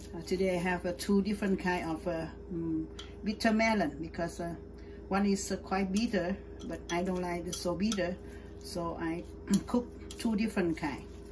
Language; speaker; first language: English; non-native, learner; Vietnamese